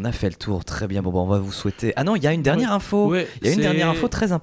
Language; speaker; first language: French; native; French